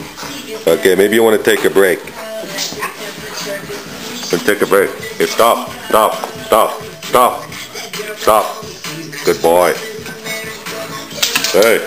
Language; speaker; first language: English; native; English